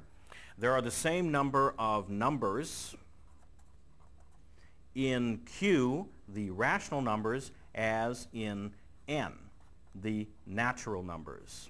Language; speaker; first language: English; native; English